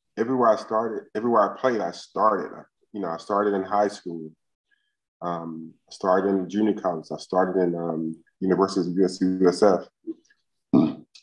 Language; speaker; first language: English; native; English